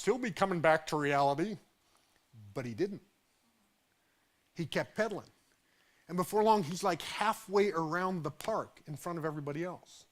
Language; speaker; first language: English; native; English